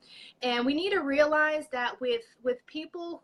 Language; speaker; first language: English; native; English